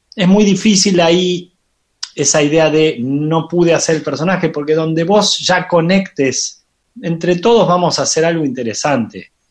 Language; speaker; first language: Spanish; native; Spanish